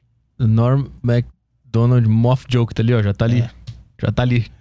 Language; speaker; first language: Portuguese; native; Portuguese